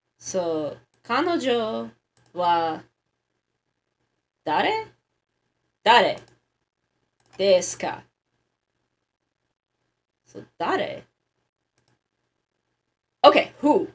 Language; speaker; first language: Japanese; non-native, learner; English